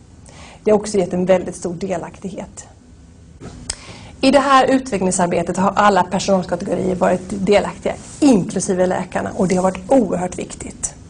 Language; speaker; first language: Swedish; native; Swedish